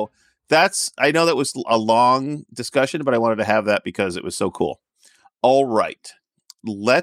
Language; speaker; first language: English; native; English